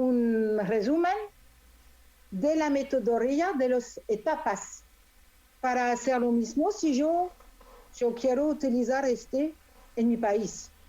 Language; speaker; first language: Spanish; non-native, fluent; French